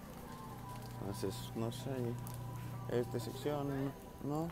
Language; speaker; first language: Spanish; non-native, learner; English